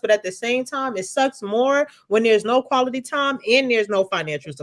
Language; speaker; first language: English; native; English